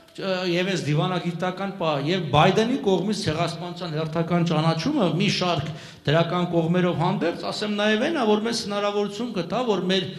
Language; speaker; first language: Armenian; native; Armenian